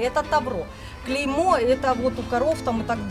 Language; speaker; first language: Russian; native; Russian